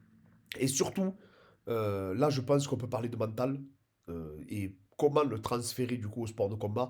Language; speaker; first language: French; native; French